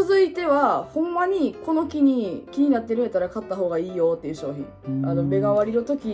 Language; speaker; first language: Japanese; native; Japanese